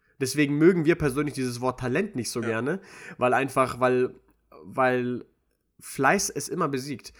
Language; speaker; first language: German; early bilingual, other home language; Russian